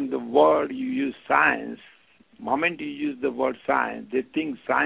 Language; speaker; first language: English; non-native, local second language; Gujarati